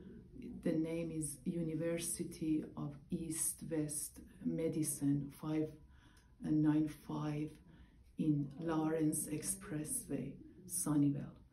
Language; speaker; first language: English; non-native, learner; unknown